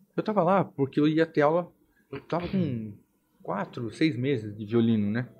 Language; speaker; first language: Portuguese; native; Portuguese